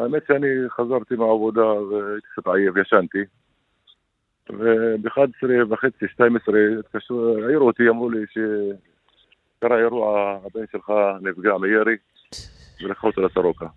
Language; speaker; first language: Hebrew; non-native, local second language; Arabic